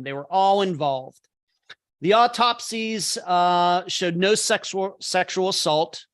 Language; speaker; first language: English; native; English